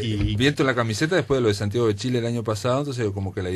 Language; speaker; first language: Spanish; native; Spanish